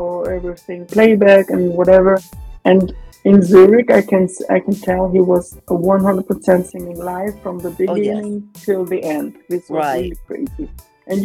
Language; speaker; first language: English; non-native, fluent; Swiss German